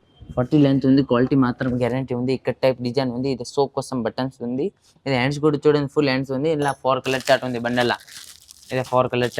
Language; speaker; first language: Telugu; non-native, local second language; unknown